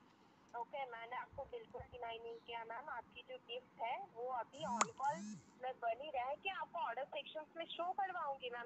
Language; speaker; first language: Hindi; native; Hindi